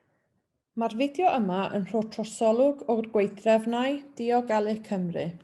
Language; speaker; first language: Welsh; native; Welsh